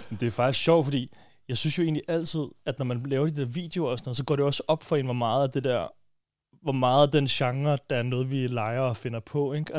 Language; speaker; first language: Danish; native; Danish